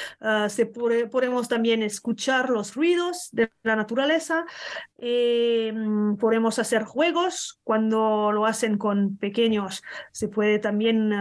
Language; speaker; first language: Spanish; non-native, learner; French